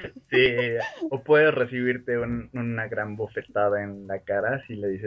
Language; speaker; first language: Spanish; native; Spanish